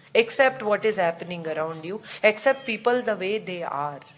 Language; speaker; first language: English; non-native, local second language; Gujarati